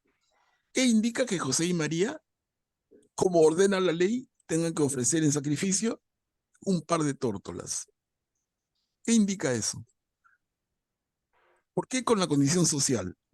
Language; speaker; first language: Spanish; native; Spanish